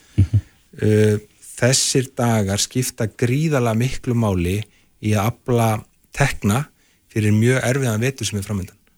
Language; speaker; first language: Icelandic; native; Icelandic